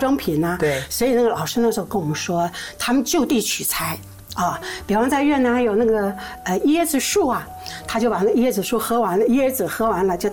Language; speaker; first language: Chinese; non-native, local second language; Min Nan Chinese